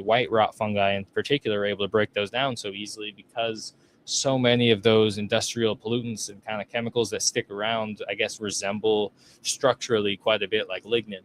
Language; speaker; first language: English; native; English